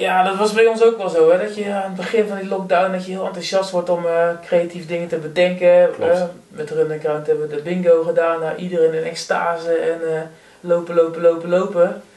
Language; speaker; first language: Dutch; native; Dutch